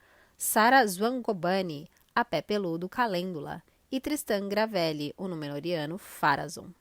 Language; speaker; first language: Portuguese; native; Portuguese